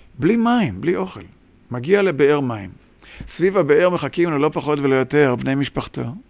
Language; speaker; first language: Hebrew; native; Hebrew